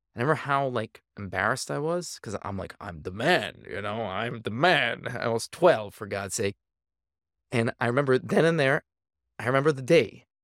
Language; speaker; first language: English; native; English